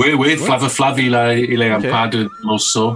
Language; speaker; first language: French; non-native, fluent; English